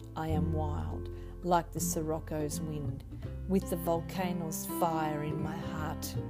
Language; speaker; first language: English; native; English